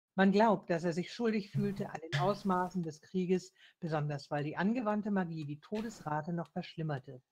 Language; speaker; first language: German; native; German